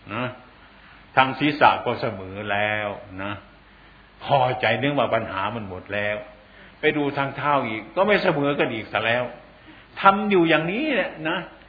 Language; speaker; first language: Thai; non-native, local second language; Northeastern Thai